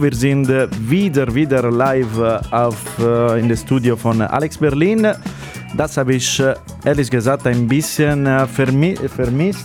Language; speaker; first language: German; non-native, learner; Italian